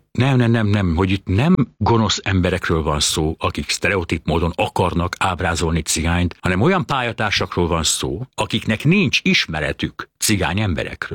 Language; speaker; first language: Hungarian; native; Hungarian